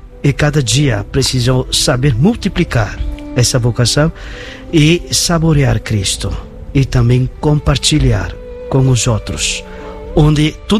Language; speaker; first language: Portuguese; non-native, fluent; Bangla